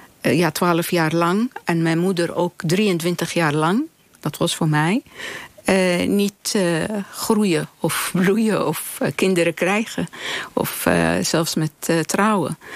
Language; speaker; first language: Dutch; non-native, fluent; Arabic